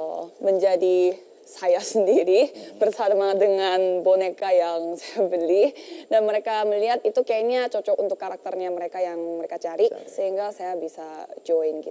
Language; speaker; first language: Indonesian; non-native, fluent; Korean